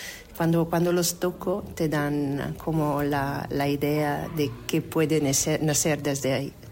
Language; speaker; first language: Spanish; non-native, fluent; Italian